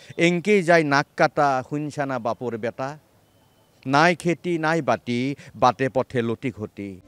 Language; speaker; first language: Assamese; native; Assamese